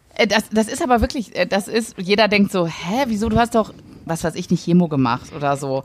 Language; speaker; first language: German; native; German